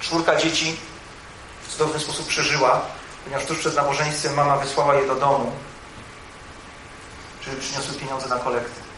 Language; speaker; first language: Polish; native; Polish